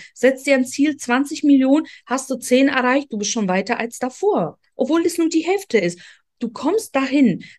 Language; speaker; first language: German; non-native, fluent; Polish